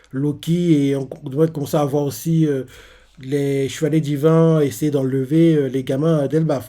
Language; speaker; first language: French; native; French